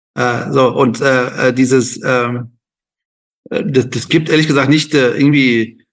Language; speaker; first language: German; non-native, fluent; Persian